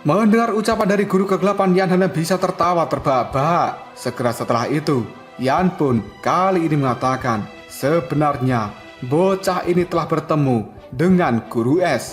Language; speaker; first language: Indonesian; native; Indonesian